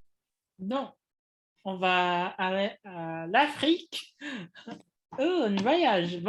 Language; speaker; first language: French; non-native, fluent; Indonesian